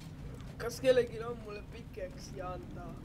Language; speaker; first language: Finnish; non-native, learner; Estonian